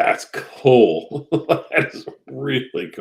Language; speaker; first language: English; native; English